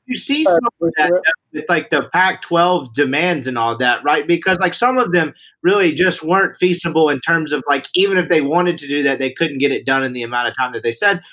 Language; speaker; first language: English; native; English